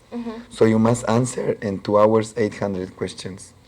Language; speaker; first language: English; non-native, local second language; Spanish